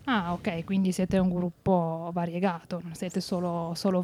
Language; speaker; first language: Italian; native; Italian